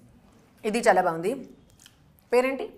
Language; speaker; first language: Telugu; non-native, learner; Hindi